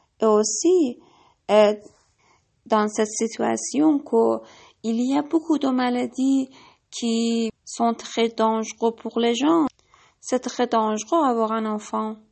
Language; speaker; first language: French; non-native, learner; Persian